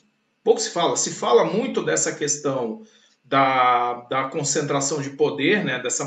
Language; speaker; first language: Portuguese; native; Portuguese